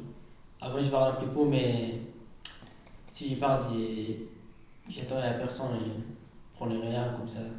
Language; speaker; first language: French; non-native, learner; Arabic